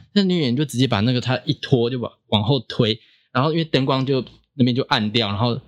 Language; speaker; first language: Chinese; native; Chinese